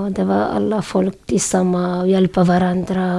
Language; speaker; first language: Swedish; non-native, learner; Syriac